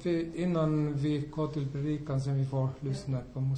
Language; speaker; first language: Swedish; non-native, local second language; Finnish